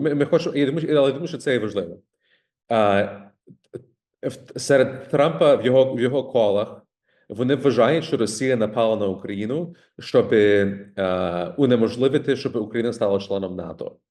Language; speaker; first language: Ukrainian; early bilingual, heritage; Ukrainian